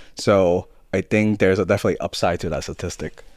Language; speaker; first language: English; early bilingual, other home language; Cantonese